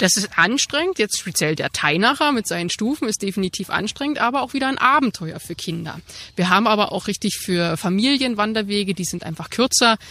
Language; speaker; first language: German; native; German